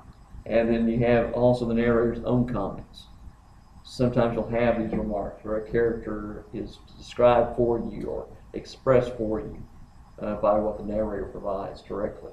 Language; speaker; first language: English; native; English